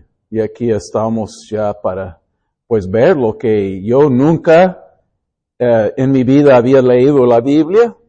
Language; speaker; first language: Spanish; non-native, fluent; English